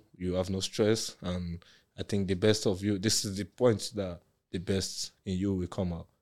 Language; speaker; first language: English; non-native, local second language; Yoruba